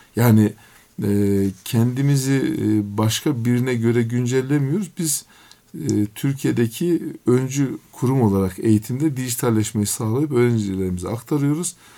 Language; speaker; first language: Turkish; native; Turkish